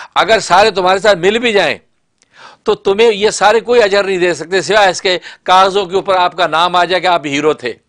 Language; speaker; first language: Urdu; non-native, local second language; Punjabi